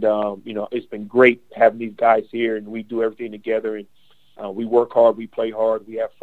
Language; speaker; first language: English; native; English